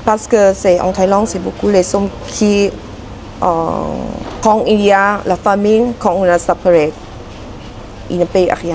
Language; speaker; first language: French; non-native, learner; Thai